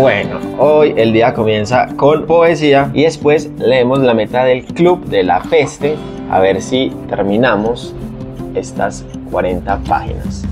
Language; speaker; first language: Spanish; native; Spanish